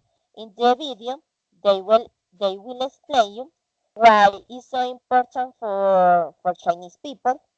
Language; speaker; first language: English; non-native, fluent; Spanish